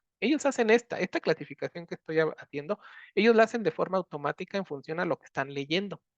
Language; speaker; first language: Spanish; native; Spanish